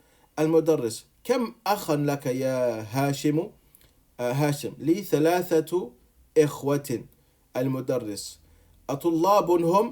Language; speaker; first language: Arabic; non-native, fluent; English